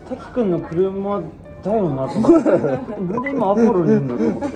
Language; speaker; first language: Japanese; native; Japanese